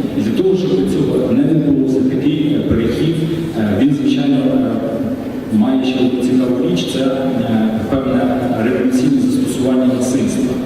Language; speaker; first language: Ukrainian; native; Ukrainian